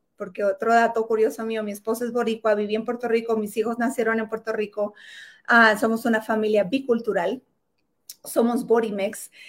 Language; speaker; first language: Spanish; native; Spanish